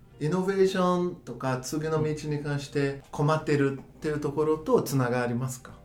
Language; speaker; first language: Japanese; non-native, fluent; Portuguese